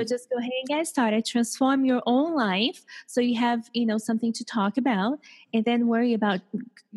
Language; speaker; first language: English; non-native, fluent; Portuguese